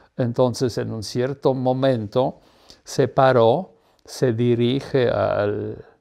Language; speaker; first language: Spanish; non-native, fluent; Polish